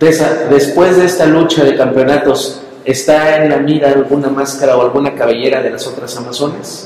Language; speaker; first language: Spanish; native; Spanish